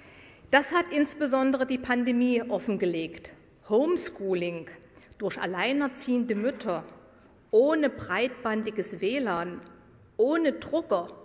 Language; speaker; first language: German; native; German